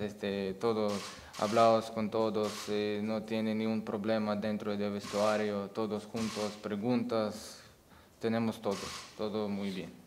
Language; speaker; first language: Spanish; non-native, learner; Ukrainian